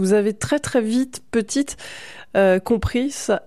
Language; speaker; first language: French; native; French